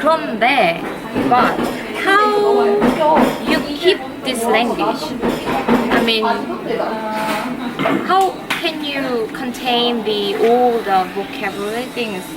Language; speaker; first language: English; non-native, fluent; Korean